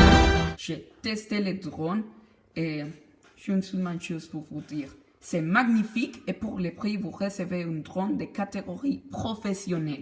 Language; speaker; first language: French; non-native, learner; Spanish